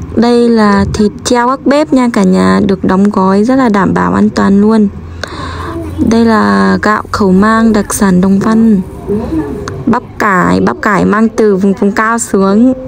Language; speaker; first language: Vietnamese; non-native, local second language; Hmong